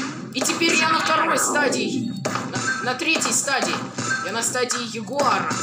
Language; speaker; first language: Russian; native; Russian